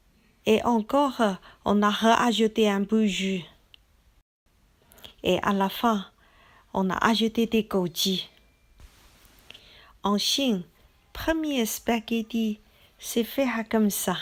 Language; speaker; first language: French; non-native, learner; Chinese